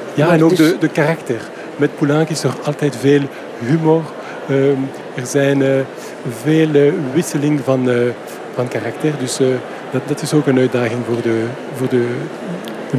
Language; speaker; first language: Dutch; non-native, fluent; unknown